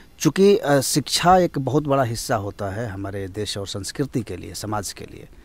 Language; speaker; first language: Hindi; native; Hindi